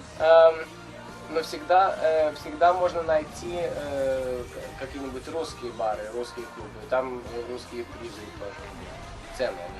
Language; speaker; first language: Russian; early bilingual, heritage; Russian